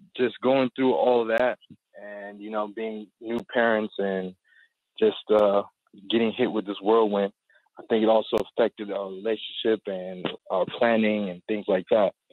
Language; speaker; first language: English; native; English